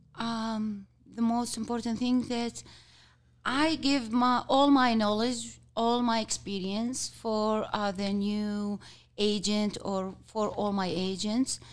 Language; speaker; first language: English; non-native, learner; Arabic